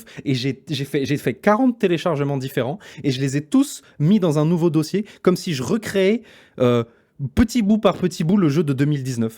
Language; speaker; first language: French; native; French